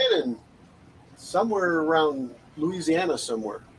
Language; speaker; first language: English; native; English